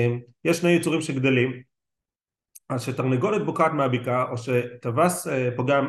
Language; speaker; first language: Hebrew; native; Hebrew